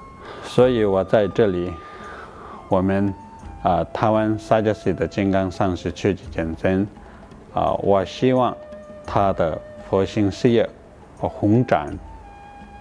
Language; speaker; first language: Chinese; non-native, fluent; Tibetan